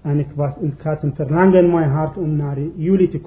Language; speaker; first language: Dutch; non-native, learner; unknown